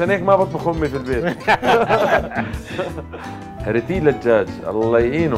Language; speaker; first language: Arabic; native; Arabic